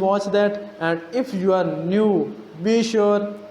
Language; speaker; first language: English; non-native, local second language; Urdu